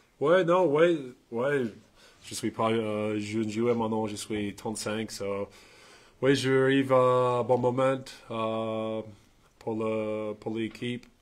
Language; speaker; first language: French; non-native, learner; English